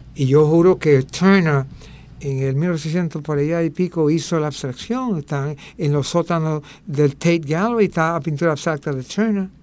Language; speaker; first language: Spanish; early bilingual, heritage; Spanish